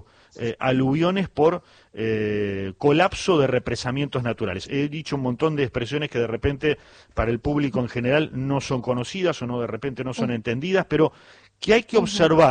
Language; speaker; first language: Spanish; native; Spanish